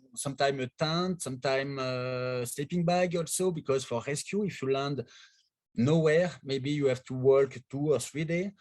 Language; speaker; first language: English; non-native, learner; French